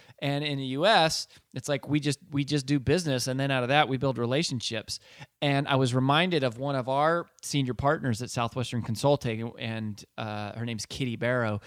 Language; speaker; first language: English; native; English